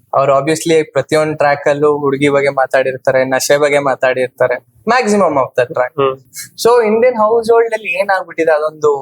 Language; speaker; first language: Kannada; non-native, local second language; Kodava